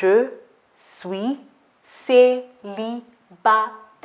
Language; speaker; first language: French; non-native, fluent; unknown